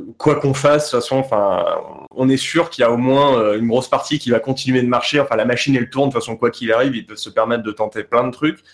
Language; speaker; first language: French; native; French